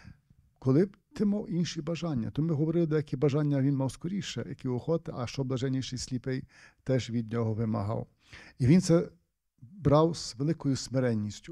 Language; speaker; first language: Ukrainian; native; Ukrainian